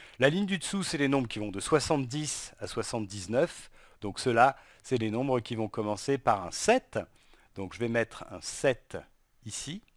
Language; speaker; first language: French; native; French